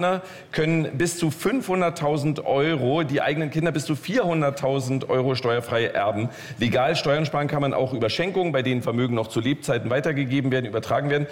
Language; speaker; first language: German; native; German